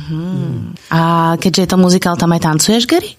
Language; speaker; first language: Slovak; native; Slovak